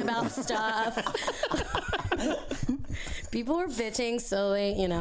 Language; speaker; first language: English; early bilingual, other home language; Spanish